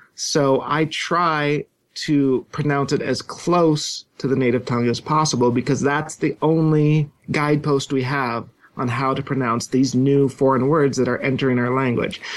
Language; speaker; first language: English; native; English